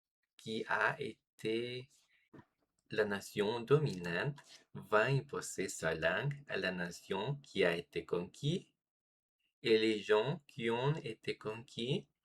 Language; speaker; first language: French; non-native, fluent; Spanish